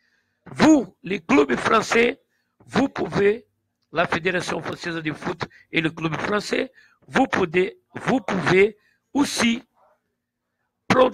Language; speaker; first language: French; non-native, learner; Portuguese